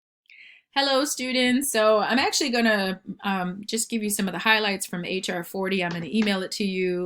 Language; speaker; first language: English; native; English